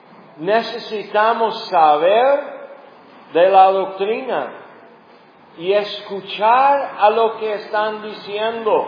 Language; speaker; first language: Spanish; non-native, fluent; English